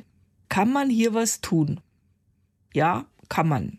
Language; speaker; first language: German; native; German